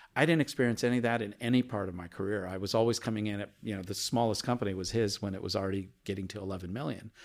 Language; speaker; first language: English; early bilingual, other home language; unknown